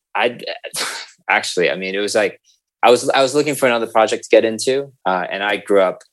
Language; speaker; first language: English; native; English